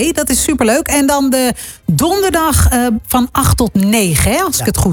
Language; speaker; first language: Dutch; native; Dutch